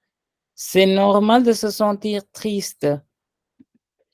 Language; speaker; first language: French; non-native, fluent; Hindi